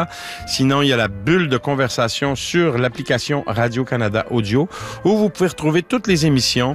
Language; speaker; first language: French; native; French